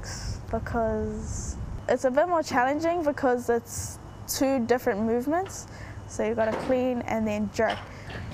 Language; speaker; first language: English; native; English